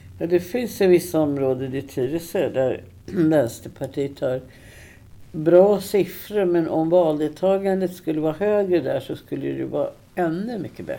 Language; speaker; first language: Swedish; native; Swedish